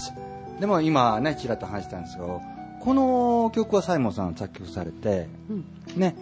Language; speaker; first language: Japanese; native; Japanese